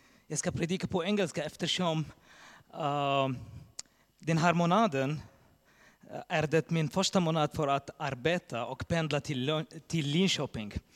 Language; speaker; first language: Swedish; non-native, learner; Arabic